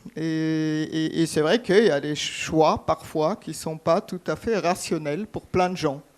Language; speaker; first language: French; non-native, fluent; German